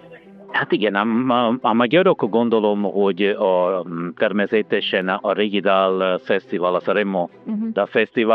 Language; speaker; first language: Hungarian; non-native, fluent; Italian